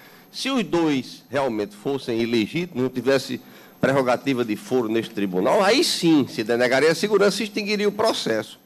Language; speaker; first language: Portuguese; native; Portuguese